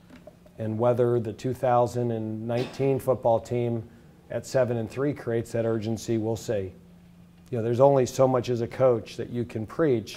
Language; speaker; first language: English; native; English